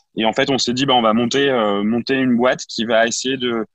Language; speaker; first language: French; native; French